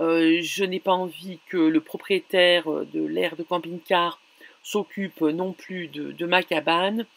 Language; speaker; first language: French; native; French